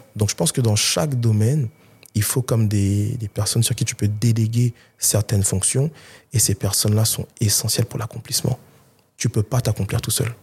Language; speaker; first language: French; early bilingual, other home language; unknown